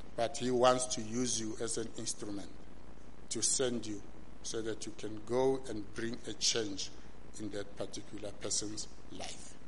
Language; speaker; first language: English; non-native, local second language; Tswana